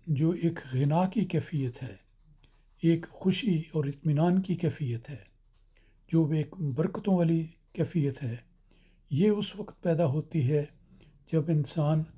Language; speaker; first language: Urdu; native; Urdu